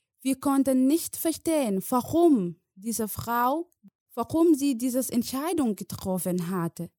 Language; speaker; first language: German; non-native, learner; Somali